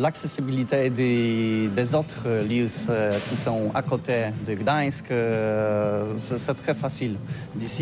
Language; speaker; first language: French; non-native, learner; Polish